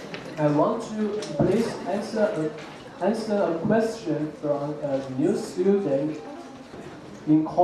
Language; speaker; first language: English; non-native, learner; Chinese